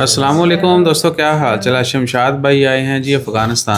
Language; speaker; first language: Hindi; non-native, local second language; Punjabi